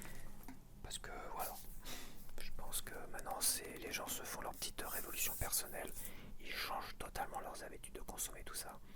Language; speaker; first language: French; native; French